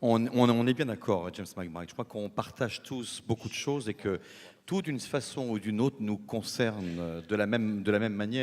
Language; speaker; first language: French; native; French